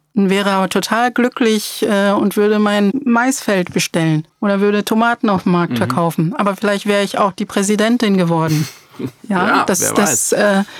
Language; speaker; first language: German; early bilingual, other home language; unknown